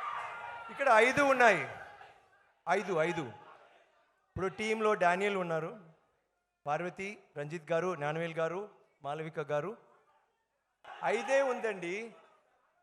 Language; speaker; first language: Telugu; non-native, learner; Tamil